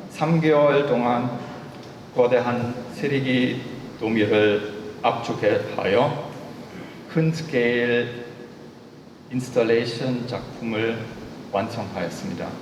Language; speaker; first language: Korean; non-native, fluent; German